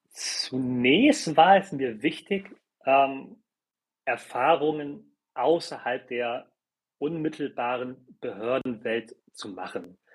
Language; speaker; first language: German; early bilingual, other home language; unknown